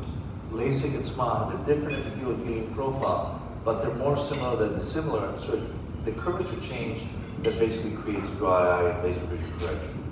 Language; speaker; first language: English; non-native, fluent; Greek